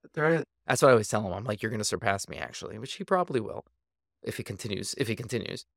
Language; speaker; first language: English; native; English